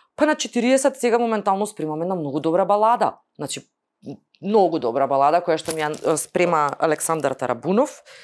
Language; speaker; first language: Macedonian; native; Macedonian